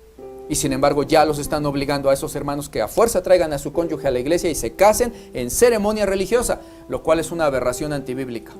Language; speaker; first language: Spanish; native; Spanish